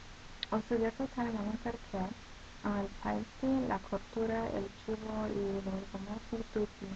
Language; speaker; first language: Italian; non-native, learner; English